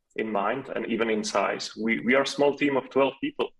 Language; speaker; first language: English; non-native, fluent; Czech